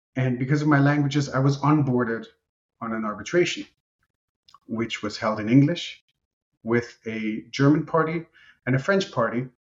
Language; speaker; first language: English; non-native, fluent; Romanian